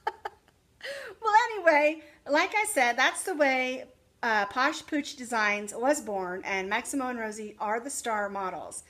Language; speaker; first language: English; native; English